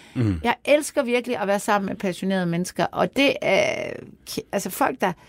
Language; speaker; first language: Danish; native; Danish